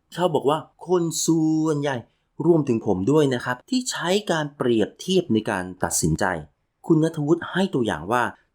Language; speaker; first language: Thai; native; Thai